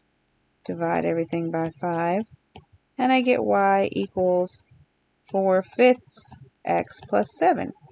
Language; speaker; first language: English; native; English